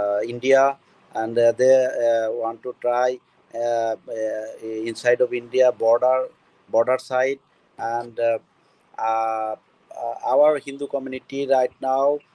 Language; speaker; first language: English; non-native, learner; Bangla